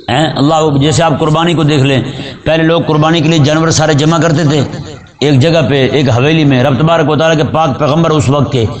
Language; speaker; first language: Urdu; non-native, local second language; Punjabi